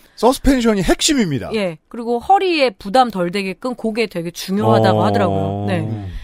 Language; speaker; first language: Korean; native; Korean